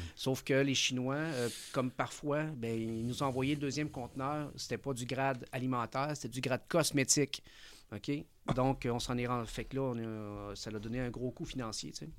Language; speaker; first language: French; early bilingual, other home language; Spanish